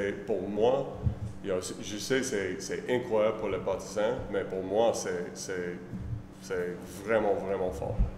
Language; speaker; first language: French; non-native, learner; English